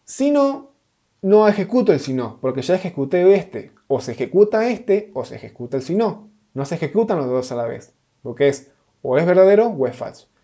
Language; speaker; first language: Spanish; native; Spanish